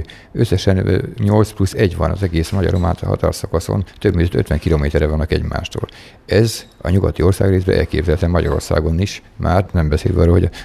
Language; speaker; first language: Hungarian; native; Hungarian